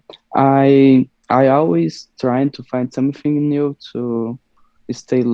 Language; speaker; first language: English; non-native, learner; Portuguese